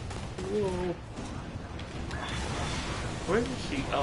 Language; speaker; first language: English; native; English